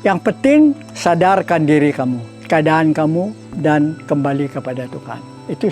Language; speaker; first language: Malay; non-native, local second language; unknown